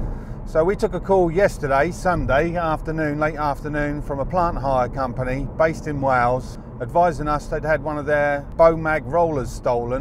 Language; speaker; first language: English; native; English